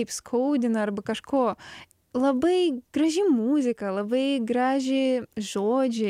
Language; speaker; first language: Lithuanian; non-native, learner; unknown